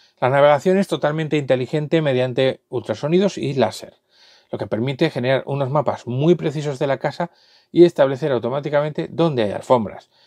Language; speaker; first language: Spanish; native; Spanish